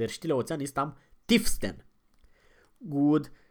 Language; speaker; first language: German; non-native, fluent; Romanian